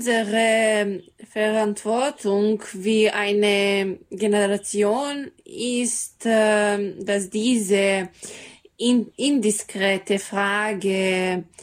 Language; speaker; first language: German; non-native, learner; Serbian